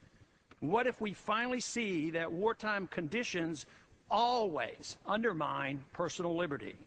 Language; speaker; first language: English; native; English